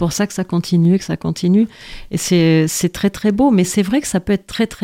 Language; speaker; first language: French; native; French